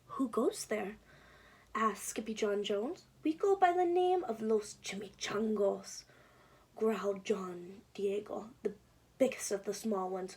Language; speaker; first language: English; native; English